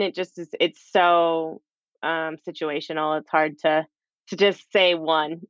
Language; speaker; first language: English; native; English